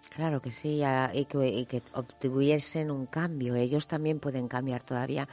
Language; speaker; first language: Spanish; non-native, local second language; Catalan